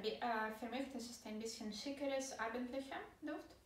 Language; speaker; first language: German; non-native, fluent; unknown